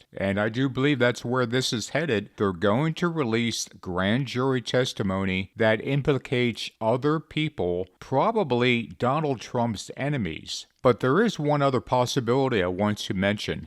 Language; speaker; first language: English; native; English